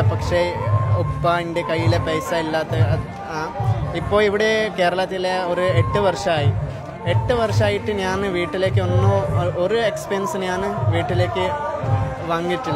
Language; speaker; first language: Malayalam; non-native, local second language; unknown